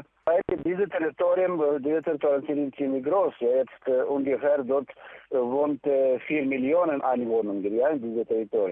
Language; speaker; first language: German; non-native, learner; Ukrainian